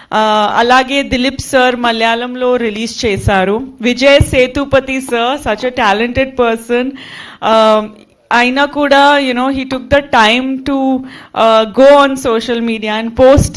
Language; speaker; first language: Telugu; non-native, fluent; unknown